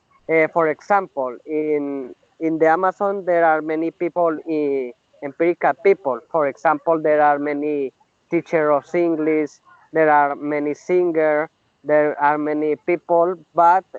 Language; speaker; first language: English; non-native, learner; Spanish